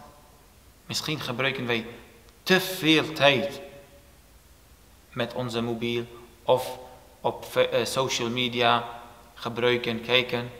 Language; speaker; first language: Dutch; non-native, fluent; Turoyo